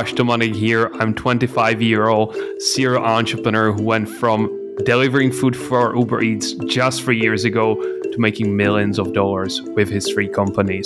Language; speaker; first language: English; non-native, fluent; Czech